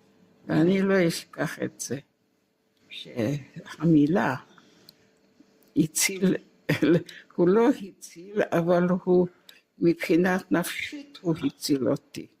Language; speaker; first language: Hebrew; non-native, fluent; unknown